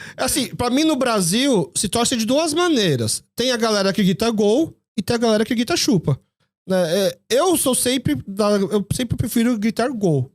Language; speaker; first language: Portuguese; early bilingual, other home language; Korean